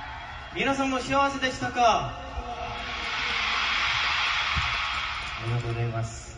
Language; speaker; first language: Japanese; non-native, learner; Korean